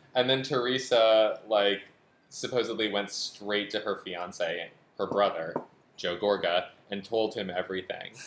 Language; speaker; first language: English; native; English